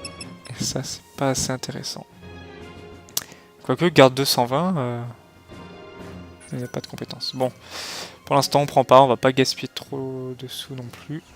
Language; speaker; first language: French; native; French